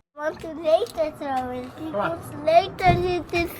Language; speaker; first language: English; non-native, learner; Dutch